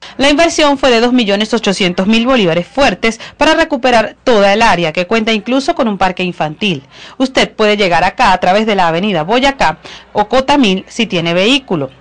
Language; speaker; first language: Spanish; native; Spanish